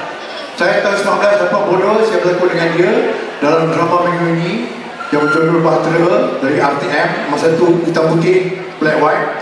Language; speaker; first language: Malay; native; Malay